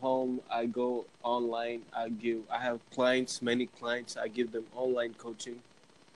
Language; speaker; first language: English; native; English